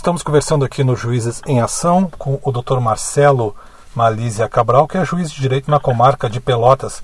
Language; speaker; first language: Portuguese; native; Portuguese